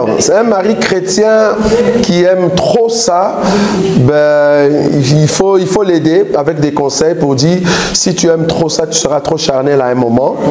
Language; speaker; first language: French; non-native, local second language; Lingala